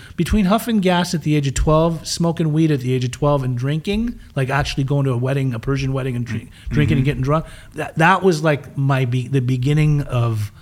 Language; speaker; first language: English; early bilingual, other home language; German